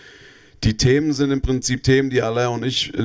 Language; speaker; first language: German; native; German